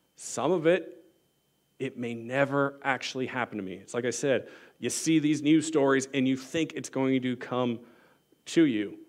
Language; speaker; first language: English; native; English